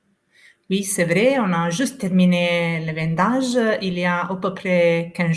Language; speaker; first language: French; non-native, fluent; Italian